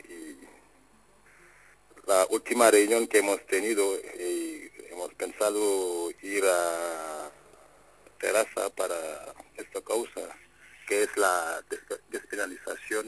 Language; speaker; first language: Spanish; non-native, fluent; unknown